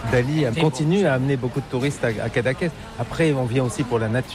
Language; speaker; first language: French; native; French